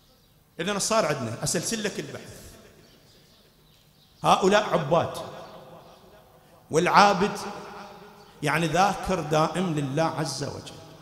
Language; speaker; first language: Arabic; native; Arabic